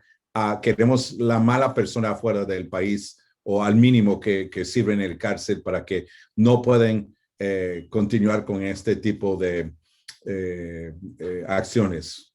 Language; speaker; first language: Spanish; non-native, fluent; English